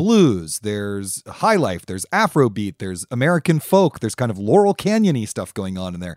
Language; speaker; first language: English; native; English